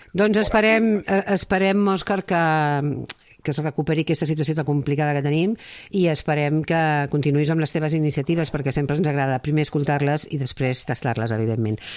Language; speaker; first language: Catalan; native; Catalan